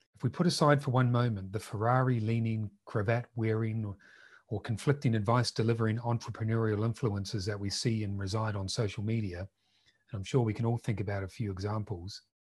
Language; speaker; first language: English; native; English